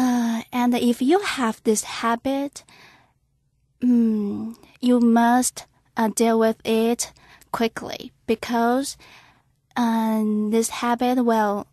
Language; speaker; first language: English; non-native, learner; Chinese